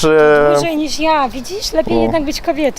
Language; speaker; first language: Polish; native; Polish